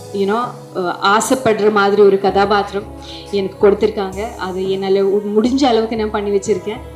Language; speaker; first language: Tamil; non-native, fluent; Malayalam